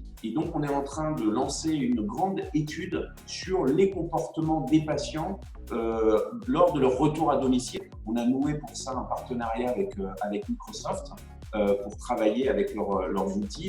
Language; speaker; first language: French; native; French